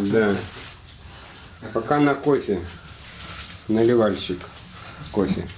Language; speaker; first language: Russian; native; Russian